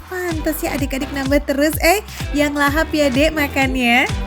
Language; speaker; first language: Indonesian; native; Indonesian